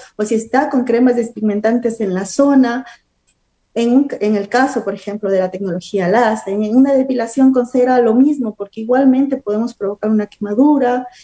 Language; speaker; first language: Spanish; native; Spanish